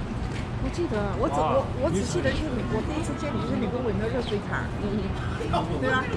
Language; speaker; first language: Chinese; early bilingual, heritage; Chinese